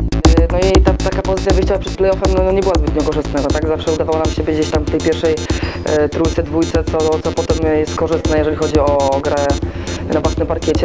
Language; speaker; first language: Polish; native; Polish